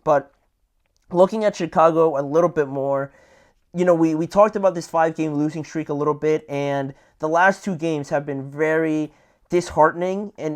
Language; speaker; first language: English; native; English